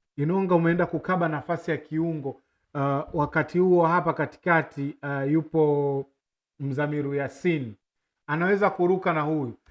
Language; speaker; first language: Swahili; native; Swahili